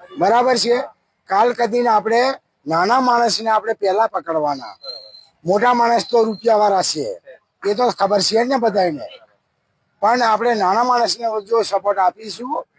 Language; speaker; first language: Gujarati; non-native, local second language; Rathawi